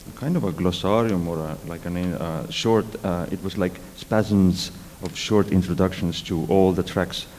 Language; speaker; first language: English; non-native, fluent; Estonian